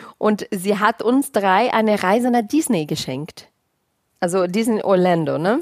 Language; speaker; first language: German; non-native, fluent; Portuguese